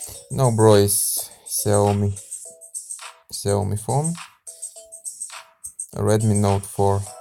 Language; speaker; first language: English; non-native, learner; Russian